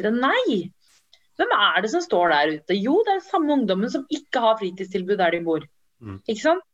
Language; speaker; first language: Norwegian; early bilingual, other home language; Tamil